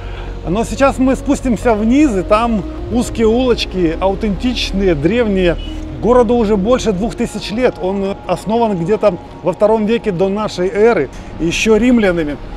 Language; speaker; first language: Russian; native; Russian